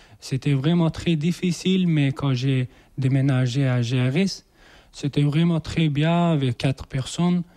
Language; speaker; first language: French; non-native, learner; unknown